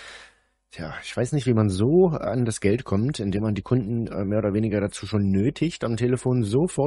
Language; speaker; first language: German; native; German